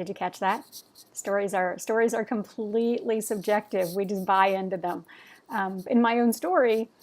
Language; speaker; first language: English; native; English